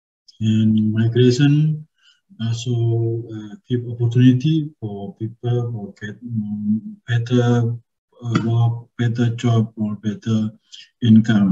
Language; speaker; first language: English; non-native, learner; Indonesian